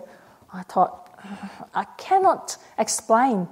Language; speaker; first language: English; non-native, local second language; Cantonese